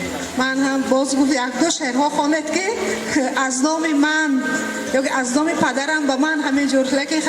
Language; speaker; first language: Persian; native; Persian